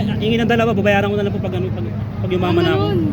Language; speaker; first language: Filipino; native; Filipino